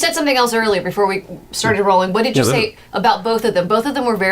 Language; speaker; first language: English; native; English